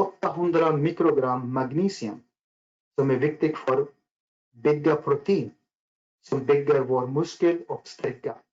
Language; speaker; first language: Swedish; non-native, fluent; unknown